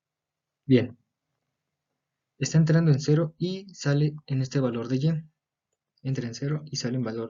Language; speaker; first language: Spanish; native; Spanish